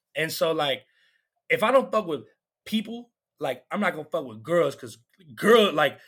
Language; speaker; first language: English; native; English